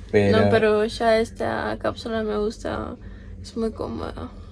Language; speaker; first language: Spanish; non-native, learner; Ukrainian